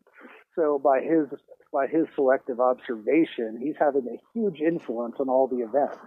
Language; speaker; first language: English; native; English